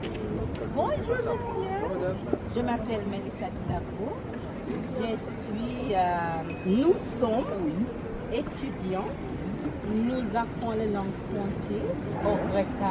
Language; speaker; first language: French; non-native, learner; English